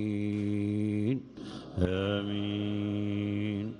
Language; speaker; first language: Arabic; native; Arabic